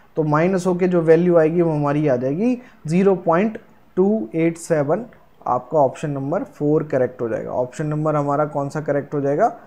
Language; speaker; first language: Hindi; native; Hindi